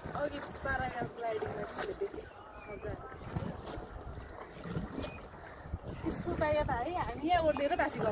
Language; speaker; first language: Nepali; native; Nepali